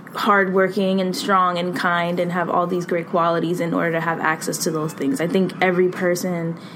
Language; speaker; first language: English; native; English